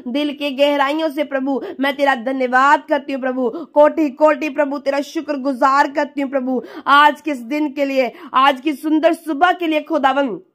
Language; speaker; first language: Hindi; non-native, local second language; Punjabi